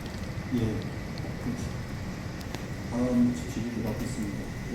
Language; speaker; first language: Korean; native; Korean